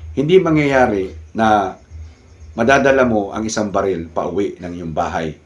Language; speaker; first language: Filipino; non-native, local second language; Cebuano